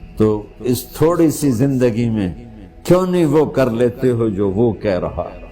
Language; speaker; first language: Urdu; non-native, local second language; Punjabi